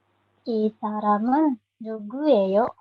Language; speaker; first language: Korean; non-native, learner; Indonesian